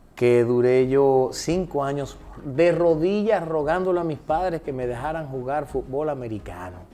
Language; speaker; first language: Spanish; early bilingual, heritage; Spanish